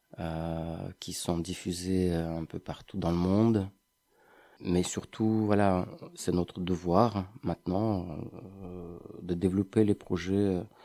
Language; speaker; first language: French; non-native, fluent; Ukrainian